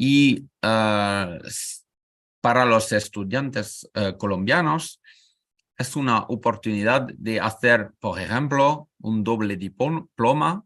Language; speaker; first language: Spanish; non-native, learner; French